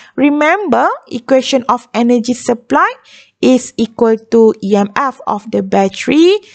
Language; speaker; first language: English; non-native, local second language; Malay